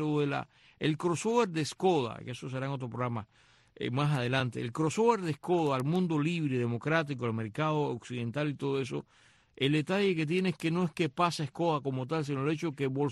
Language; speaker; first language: Spanish; native; Spanish